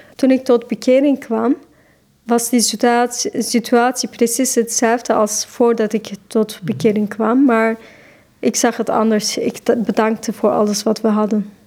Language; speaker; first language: Dutch; non-native, fluent; Turkish